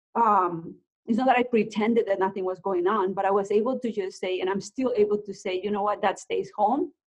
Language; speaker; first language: English; non-native, fluent; Spanish